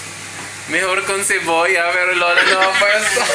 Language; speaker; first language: Spanish; non-native, learner; Filipino